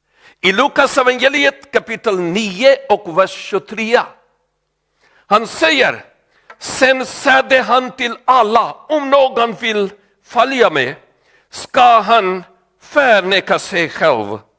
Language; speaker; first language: Swedish; non-native, learner; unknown